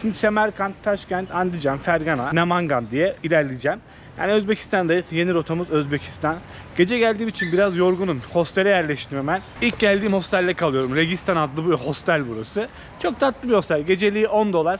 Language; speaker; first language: Turkish; native; Turkish